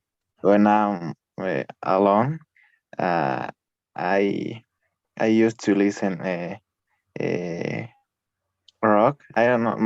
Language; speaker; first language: English; non-native, learner; Spanish